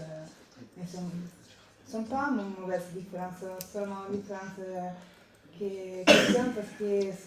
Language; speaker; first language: French; non-native, learner; Italian